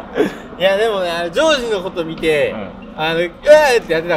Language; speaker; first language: Japanese; native; Japanese